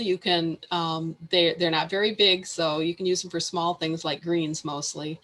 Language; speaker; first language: English; native; English